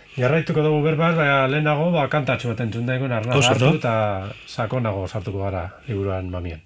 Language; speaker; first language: Basque; native; Basque